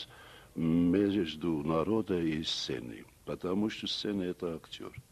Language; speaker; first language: Russian; non-native, local second language; Armenian